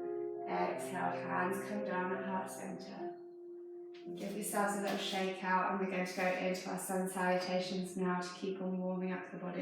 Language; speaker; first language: English; native; English